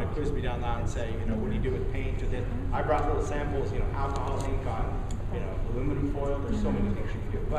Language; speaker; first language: English; native; English